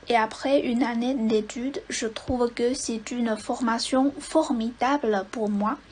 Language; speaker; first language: French; non-native, fluent; Chinese